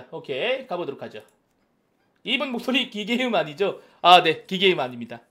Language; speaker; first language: Korean; native; Korean